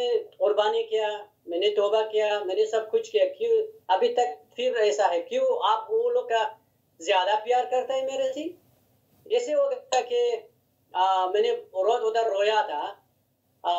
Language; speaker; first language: Hindi; non-native, learner; Hazaragi